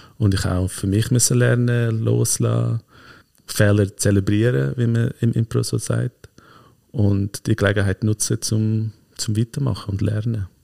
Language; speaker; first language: German; early bilingual, heritage; German